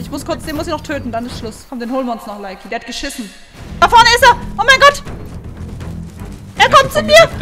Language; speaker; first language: German; native; German